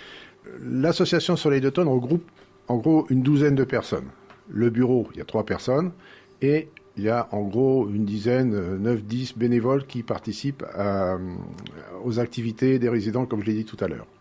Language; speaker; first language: French; native; French